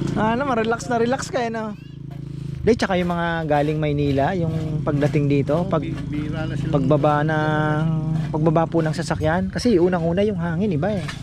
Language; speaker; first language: Filipino; native; Filipino